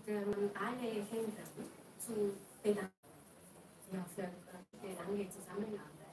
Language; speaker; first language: German; non-native, fluent; Japanese